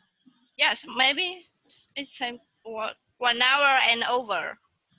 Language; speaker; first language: English; non-native, learner; Vietnamese